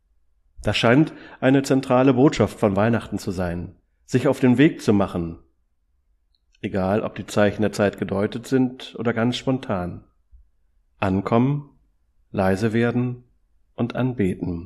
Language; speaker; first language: German; native; German